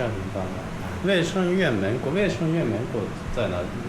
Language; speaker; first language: Chinese; non-native, learner; Japanese